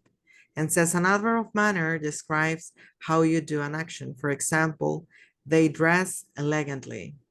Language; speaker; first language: English; non-native, fluent; Spanish